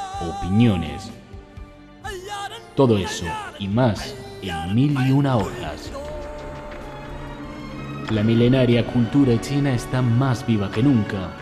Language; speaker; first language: Spanish; non-native, fluent; Chinese